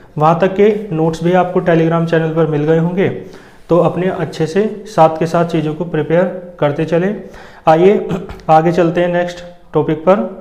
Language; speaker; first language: Hindi; native; Hindi